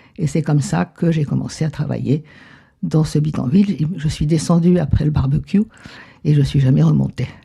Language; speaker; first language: French; non-native, fluent; Spanish